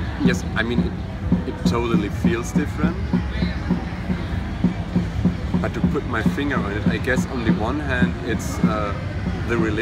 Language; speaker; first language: English; non-native, fluent; German